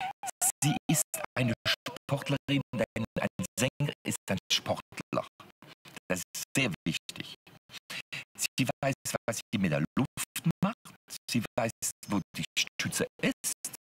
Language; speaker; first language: German; non-native, fluent; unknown